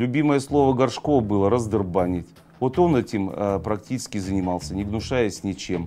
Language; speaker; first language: Russian; native; Russian